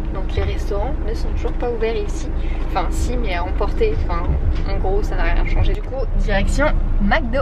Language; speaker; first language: French; native; French